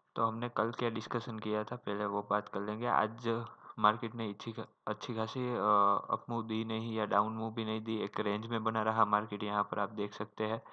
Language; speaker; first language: Hindi; non-native, local second language; Gujarati